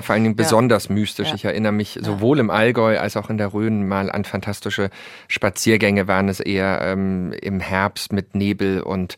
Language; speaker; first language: German; native; German